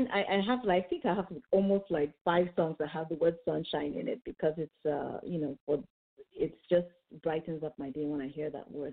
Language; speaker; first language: English; non-native, local second language; Yoruba